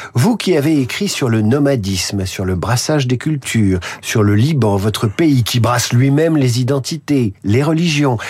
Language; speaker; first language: French; native; French